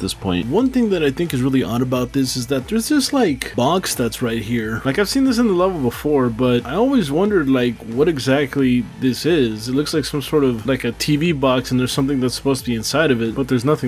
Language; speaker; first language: English; native; English